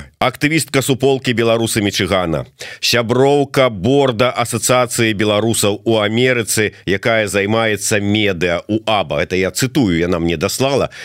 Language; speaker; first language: Belarusian; non-native, local second language; Russian